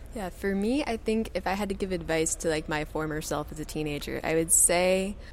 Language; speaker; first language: English; native; English